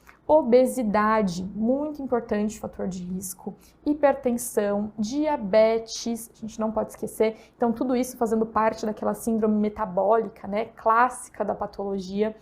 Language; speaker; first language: Portuguese; native; Portuguese